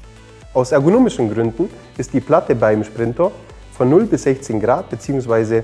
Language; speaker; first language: German; native; German